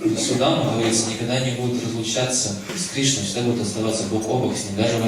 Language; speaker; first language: Russian; native; Russian